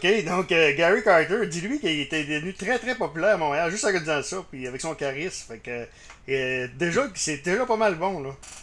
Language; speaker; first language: French; native; French